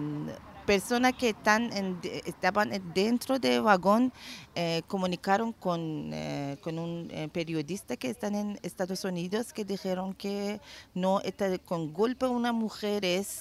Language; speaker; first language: Spanish; non-native, learner; Persian